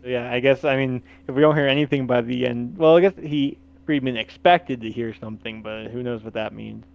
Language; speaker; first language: English; native; English